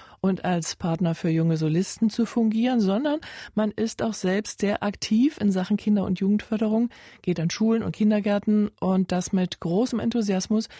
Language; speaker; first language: German; native; German